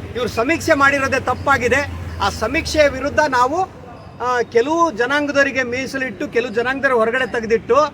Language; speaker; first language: Kannada; non-native, local second language; Lambadi